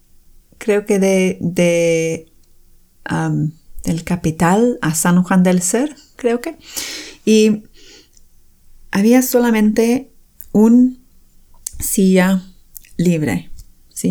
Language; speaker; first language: Spanish; non-native, fluent; English